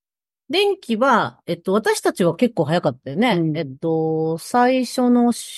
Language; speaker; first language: Japanese; native; Japanese